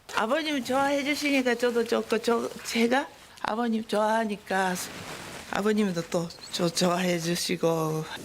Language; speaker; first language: Korean; non-native, fluent; Japanese